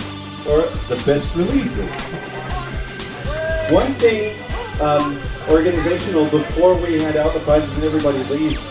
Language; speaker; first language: English; non-native, fluent; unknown